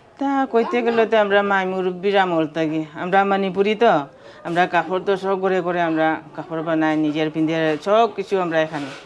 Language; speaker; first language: Bangla; non-native, local second language; Manipuri